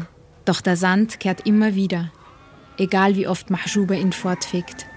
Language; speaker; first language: German; native; German